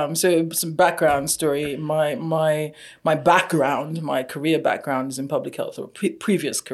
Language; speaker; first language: English; non-native, local second language; Yoruba